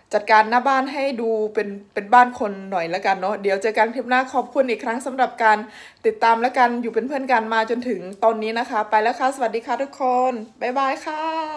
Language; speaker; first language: Thai; native; Thai